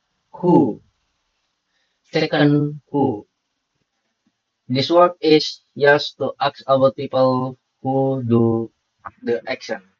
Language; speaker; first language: English; non-native, learner; Indonesian